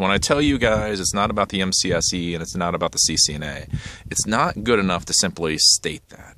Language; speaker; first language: English; native; English